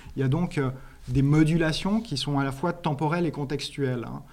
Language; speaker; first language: French; native; French